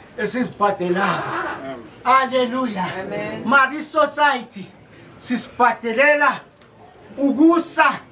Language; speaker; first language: Zulu; non-native, local second language; South Ndebele